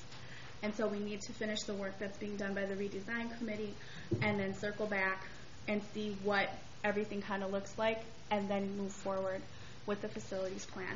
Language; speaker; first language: English; native; English